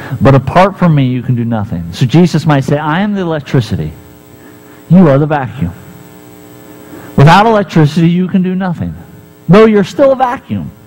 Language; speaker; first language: English; native; English